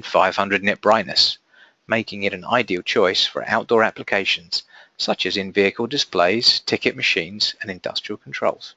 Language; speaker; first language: English; native; English